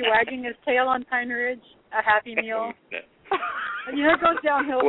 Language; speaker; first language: English; early bilingual, other home language; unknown